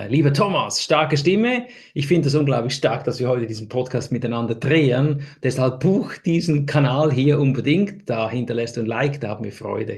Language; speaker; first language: German; native; German